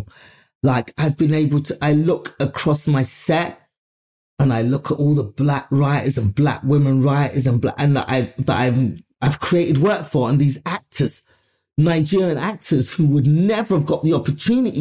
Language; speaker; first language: English; native; English